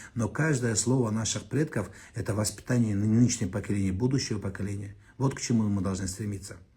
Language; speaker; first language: Russian; non-native, local second language; Kazakh